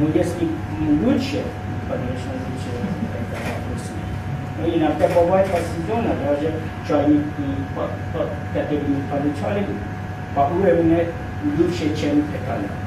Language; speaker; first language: Russian; non-native, learner; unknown